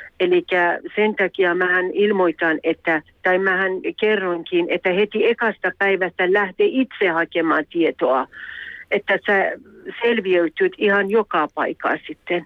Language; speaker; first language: Finnish; non-native, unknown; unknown